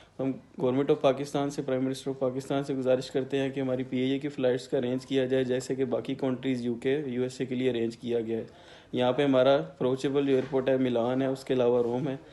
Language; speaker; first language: Urdu; non-native, local second language; Punjabi